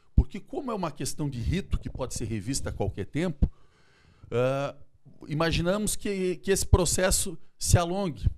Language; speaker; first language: Portuguese; native; Portuguese